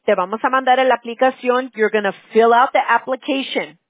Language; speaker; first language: Spanish; early bilingual, other home language; English